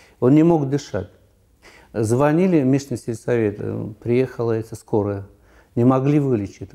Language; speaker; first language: Russian; non-native, local second language; Tajik